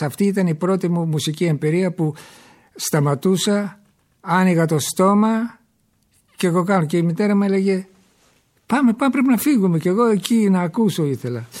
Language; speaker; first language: Greek; early bilingual, heritage; Greek